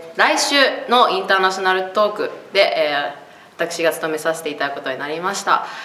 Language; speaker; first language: Japanese; early bilingual, heritage; Japanese